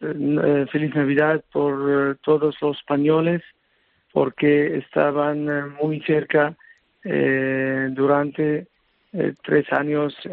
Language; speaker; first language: Spanish; non-native, learner; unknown